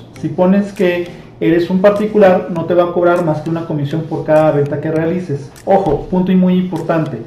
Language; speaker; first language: Spanish; native; Spanish